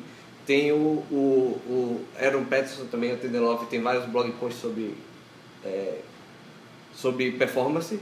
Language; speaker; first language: Portuguese; native; Portuguese